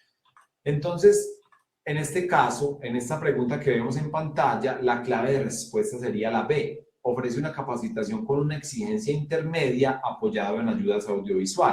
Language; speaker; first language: Spanish; native; Spanish